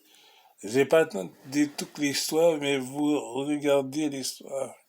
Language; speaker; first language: French; non-native, local second language; Haitian Creole